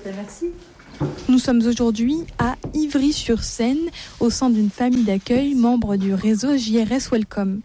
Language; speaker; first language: French; native; French